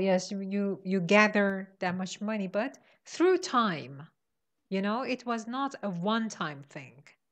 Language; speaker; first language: English; non-native, fluent; Persian